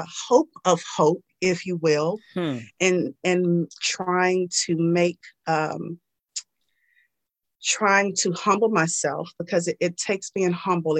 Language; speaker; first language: English; native; English